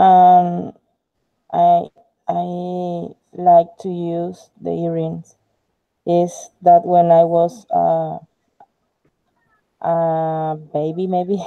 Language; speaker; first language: English; non-native, learner; Spanish